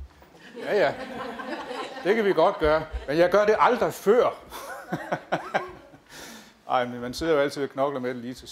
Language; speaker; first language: Danish; native; Danish